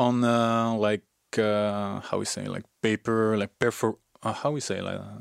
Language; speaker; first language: English; non-native, fluent; French